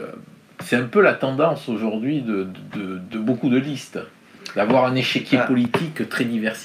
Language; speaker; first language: French; native; French